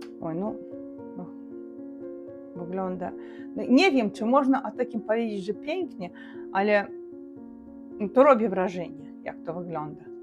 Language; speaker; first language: Polish; non-native, learner; Russian